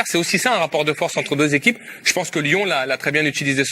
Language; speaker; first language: French; native; French